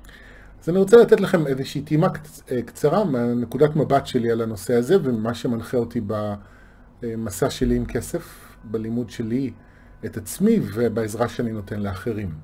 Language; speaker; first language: Hebrew; native; Hebrew